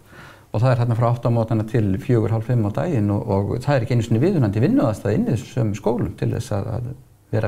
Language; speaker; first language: Icelandic; native; Icelandic